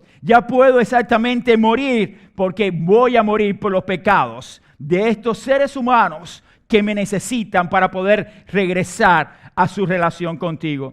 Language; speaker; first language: Spanish; native; Spanish